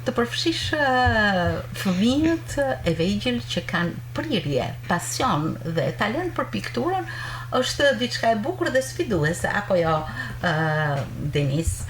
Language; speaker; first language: Albanian; native; Albanian